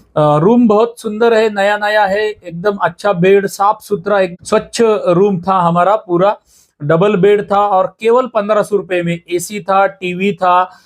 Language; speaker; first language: Hindi; non-native, local second language; Marathi